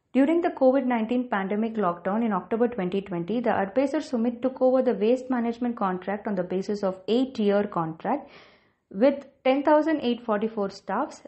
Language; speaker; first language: English; non-native, local second language; Tamil